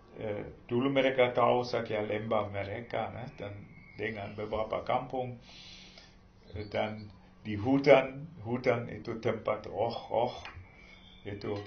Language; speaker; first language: Indonesian; non-native, fluent; German